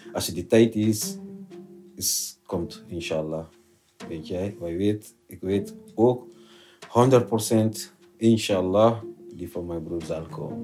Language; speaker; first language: Dutch; non-native, learner; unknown